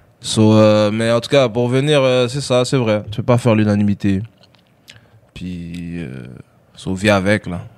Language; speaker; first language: French; early bilingual, other home language; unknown